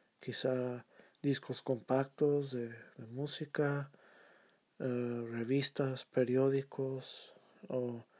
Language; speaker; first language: Spanish; early bilingual, heritage; Spanish